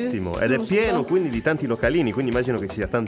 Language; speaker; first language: Italian; native; Italian